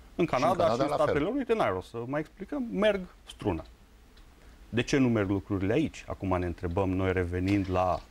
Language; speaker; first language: Romanian; native; Romanian